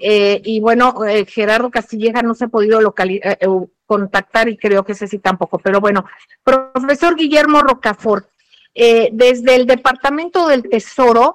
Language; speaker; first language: Spanish; native; Spanish